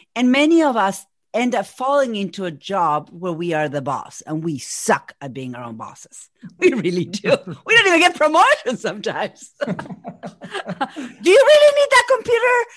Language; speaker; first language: English; non-native, fluent; Spanish